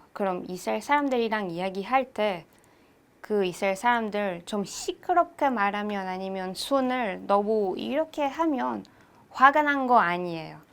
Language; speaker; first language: Korean; non-native, learner; Hebrew